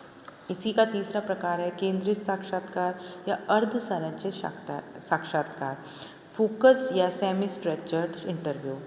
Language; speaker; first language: Hindi; native; Hindi